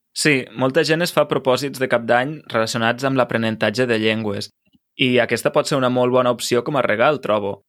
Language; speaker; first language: Catalan; native; Catalan